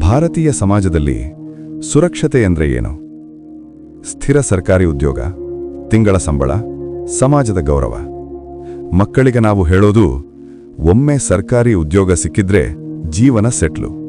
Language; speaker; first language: Kannada; native; Kannada